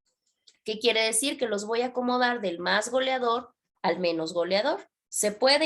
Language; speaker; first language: Spanish; native; Spanish